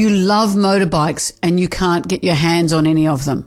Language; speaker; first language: English; native; English